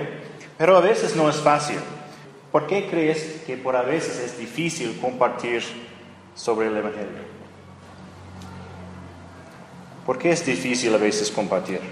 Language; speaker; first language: Spanish; non-native, fluent; English